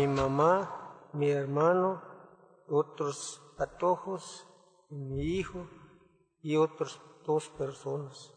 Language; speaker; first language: Spanish; non-native, local second language; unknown